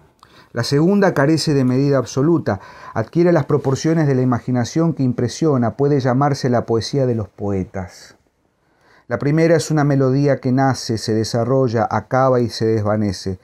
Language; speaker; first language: Spanish; native; Spanish